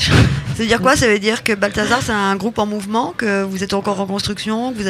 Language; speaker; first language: French; native; French